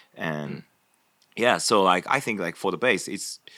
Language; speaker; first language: English; non-native, fluent; Japanese